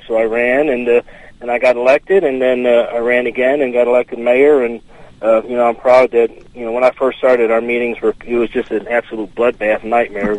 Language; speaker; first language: English; native; English